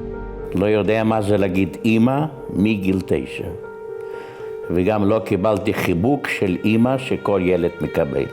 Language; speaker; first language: Hebrew; non-native, fluent; Yiddish